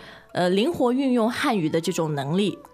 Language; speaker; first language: Chinese; native; Chinese